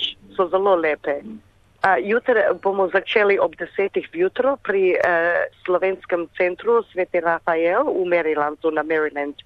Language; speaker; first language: Slovenian; early bilingual, heritage; Slovenian